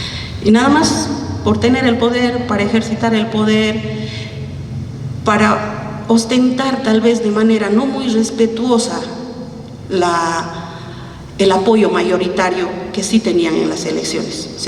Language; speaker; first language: Spanish; native; Spanish